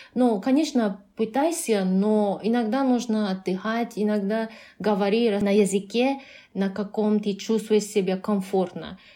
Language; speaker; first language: Russian; non-native, fluent; Japanese